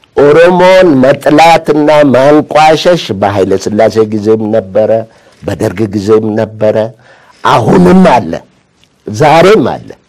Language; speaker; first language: Amharic; non-native, local second language; Oromo